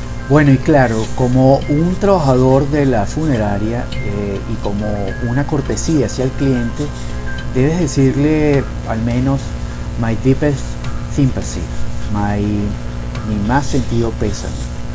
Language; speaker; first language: Spanish; native; Spanish